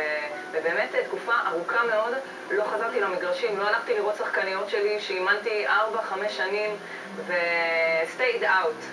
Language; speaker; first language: Hebrew; native; Hebrew